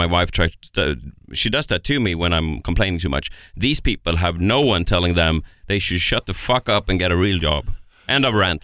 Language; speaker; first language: English; non-native, fluent; Swedish